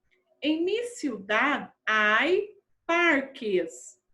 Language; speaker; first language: Spanish; non-native, fluent; Portuguese